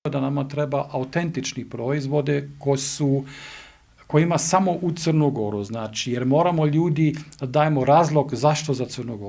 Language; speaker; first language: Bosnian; non-native, learner; German